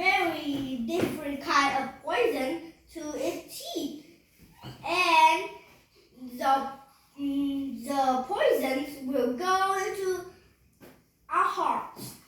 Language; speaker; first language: English; non-native, learner; Vietnamese